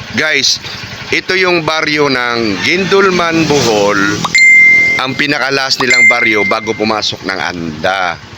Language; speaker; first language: Filipino; non-native, local second language; Cebuano